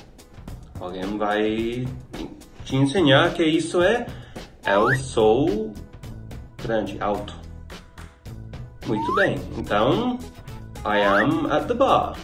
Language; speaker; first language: Portuguese; non-native, fluent; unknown